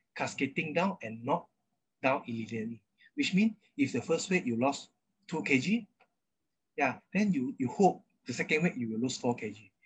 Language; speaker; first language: English; non-native, local second language; Chinese